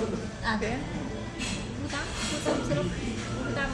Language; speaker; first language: Korean; non-native, learner; Vietnamese